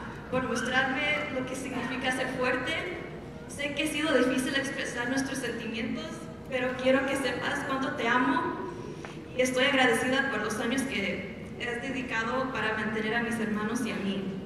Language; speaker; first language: Spanish; early bilingual, heritage; Spanish